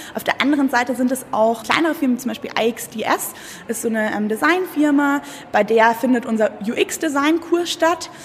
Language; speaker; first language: German; native; German